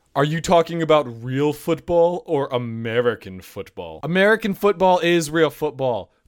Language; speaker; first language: English; native; English